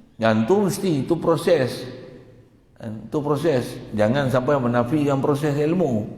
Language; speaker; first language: Malay; native; Malay